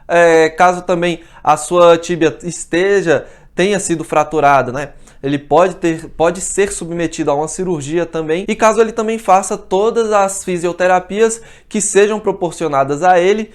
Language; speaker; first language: Portuguese; native; Portuguese